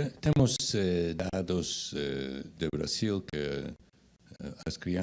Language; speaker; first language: Portuguese; non-native, fluent; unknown